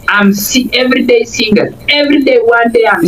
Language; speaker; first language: English; non-native, learner; Oromo